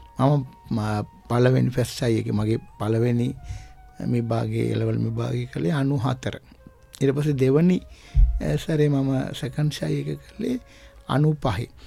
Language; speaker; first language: Sinhala; non-native, local second language; Tamil